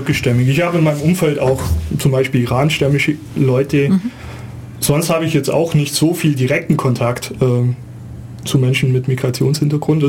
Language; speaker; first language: German; native; German